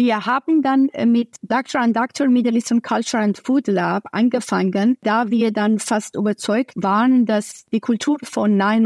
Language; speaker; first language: German; non-native, fluent; Persian